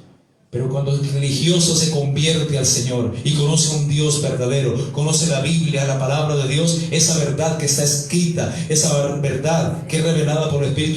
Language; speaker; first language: Spanish; native; Spanish